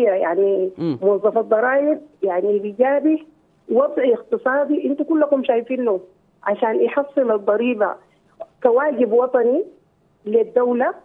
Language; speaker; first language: Arabic; native; Arabic